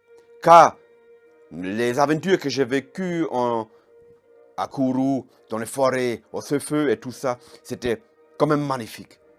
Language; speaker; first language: French; non-native, fluent; German